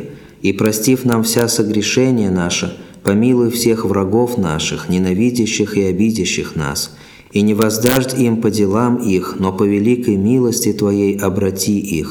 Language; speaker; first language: Russian; native; Russian